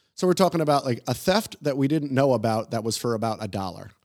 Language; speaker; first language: English; native; English